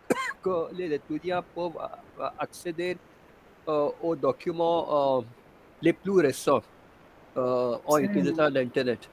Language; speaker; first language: French; non-native, fluent; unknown